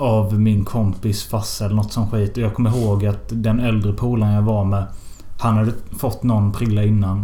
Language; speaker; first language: Swedish; native; Swedish